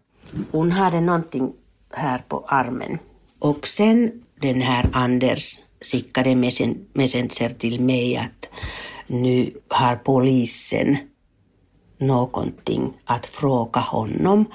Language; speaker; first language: Swedish; non-native, learner; Finnish